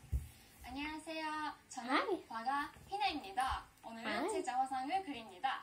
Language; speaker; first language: Korean; non-native, learner; Japanese